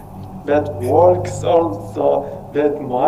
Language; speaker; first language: English; non-native, learner; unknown